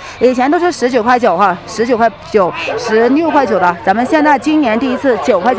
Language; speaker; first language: Chinese; native; Chinese